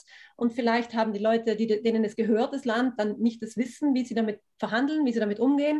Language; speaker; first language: German; native; German